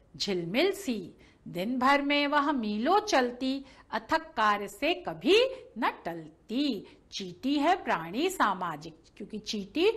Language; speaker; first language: Hindi; native; Hindi